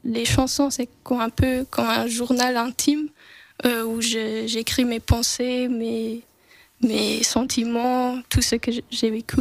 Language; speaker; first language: French; non-native, local second language; English